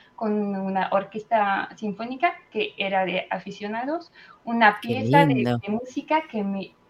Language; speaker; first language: Spanish; non-native, fluent; French